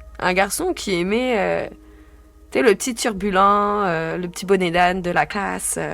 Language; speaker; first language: French; native; French